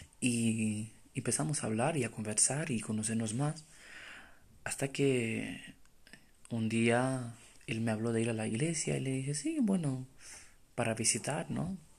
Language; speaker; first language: Spanish; non-native, fluent; Romanian